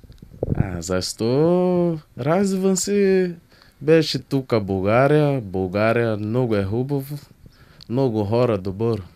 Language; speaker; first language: Bulgarian; non-native, learner; Portuguese